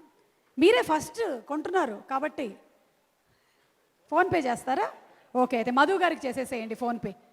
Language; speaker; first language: Telugu; native; Telugu